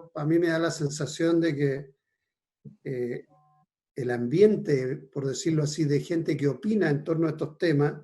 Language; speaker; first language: Spanish; native; Spanish